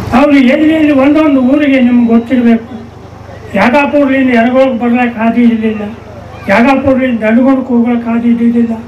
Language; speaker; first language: Kannada; native; Kannada